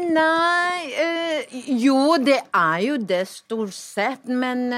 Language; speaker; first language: Norwegian; non-native, fluent; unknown